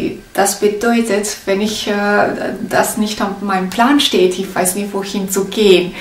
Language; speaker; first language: German; non-native, learner; Italian